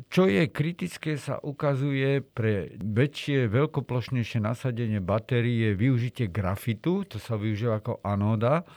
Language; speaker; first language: Slovak; native; Slovak